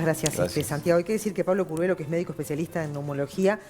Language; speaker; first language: Spanish; native; Spanish